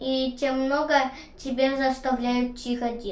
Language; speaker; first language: Russian; early bilingual, heritage; Russian